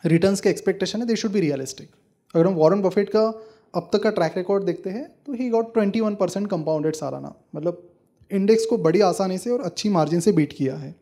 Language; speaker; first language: Hindi; non-native, local second language; Marathi